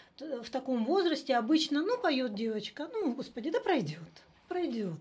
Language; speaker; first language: Russian; native; Russian